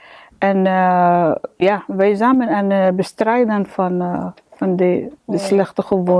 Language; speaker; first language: Dutch; non-native, learner; Arabic